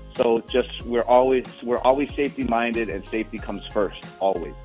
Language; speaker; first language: English; native; English